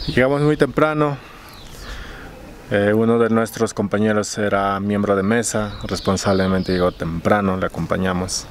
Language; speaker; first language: Spanish; native; Spanish